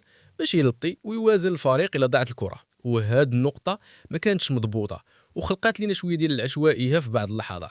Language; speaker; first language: Arabic; native; Arabic